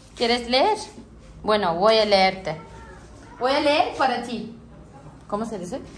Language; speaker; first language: Spanish; non-native, learner; Turkish